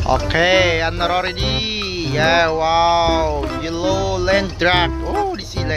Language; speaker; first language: English; non-native, learner; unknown